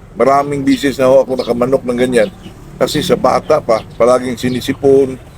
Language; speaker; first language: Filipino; non-native, local second language; Cebuano